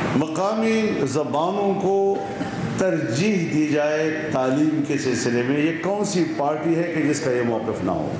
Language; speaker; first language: Urdu; non-native, local second language; Pashto